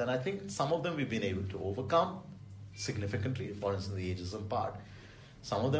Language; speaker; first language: English; non-native, local second language; Bangla